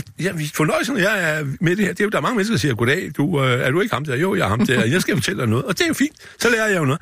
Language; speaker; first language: Danish; native; Danish